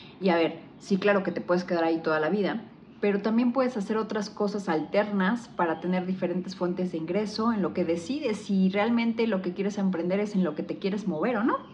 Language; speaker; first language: Spanish; native; Spanish